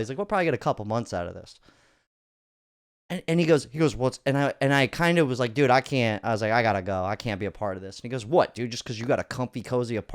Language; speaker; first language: English; native; English